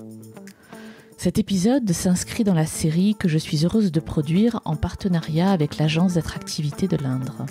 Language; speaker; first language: French; native; French